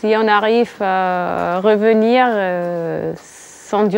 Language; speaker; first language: French; non-native, local second language; Swiss German